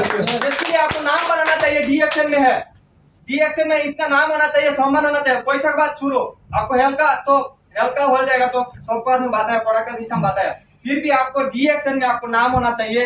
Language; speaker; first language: Hindi; non-native, learner; Bangla